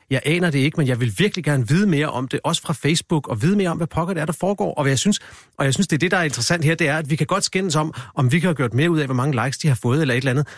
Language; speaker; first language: Danish; native; Danish